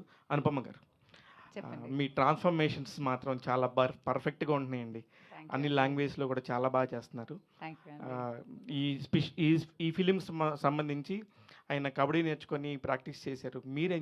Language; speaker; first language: Telugu; native; Telugu